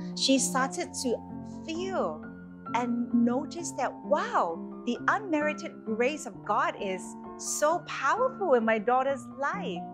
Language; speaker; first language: English; non-native, local second language; Chinese